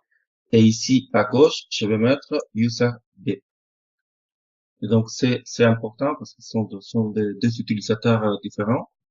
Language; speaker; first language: French; non-native, fluent; Spanish